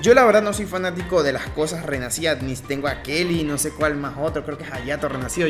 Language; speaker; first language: Spanish; native; Spanish